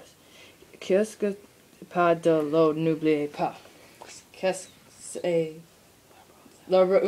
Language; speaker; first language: French; non-native, learner; English